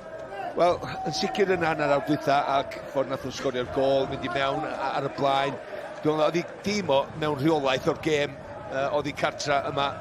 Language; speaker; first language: Welsh; native; Welsh